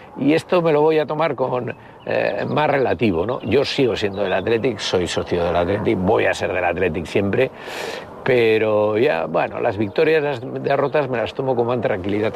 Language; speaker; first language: Spanish; native; Spanish